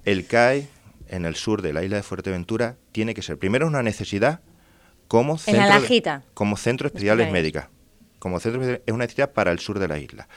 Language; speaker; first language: Spanish; native; Spanish